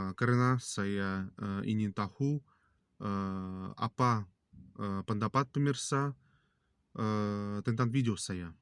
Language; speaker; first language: Indonesian; non-native, learner; Russian